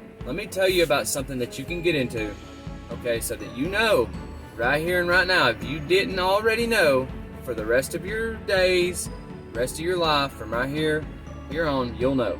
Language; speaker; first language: English; native; English